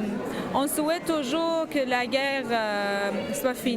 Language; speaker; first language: French; non-native, learner; Arabic